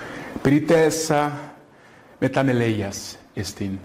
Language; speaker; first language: Greek; non-native, fluent; Portuguese